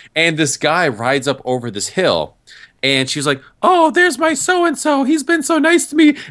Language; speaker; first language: English; native; English